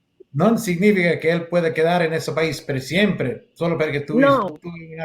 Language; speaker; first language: Spanish; non-native, learner; English